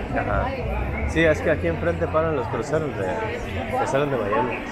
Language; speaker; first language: Spanish; native; Spanish